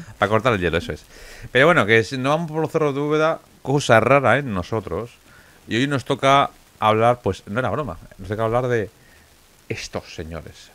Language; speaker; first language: Spanish; native; Spanish